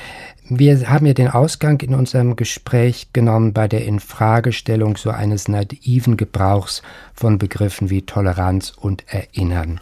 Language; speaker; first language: German; native; German